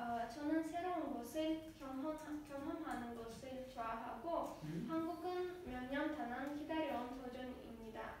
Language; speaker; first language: Korean; non-native, learner; Azerbaijani